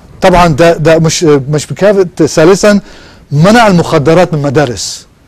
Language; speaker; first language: Arabic; non-native, local second language; Armenian